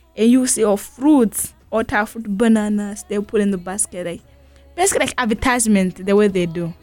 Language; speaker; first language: English; early bilingual, other home language; Rundi